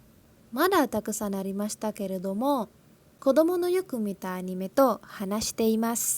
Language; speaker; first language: Japanese; non-native, learner; Malay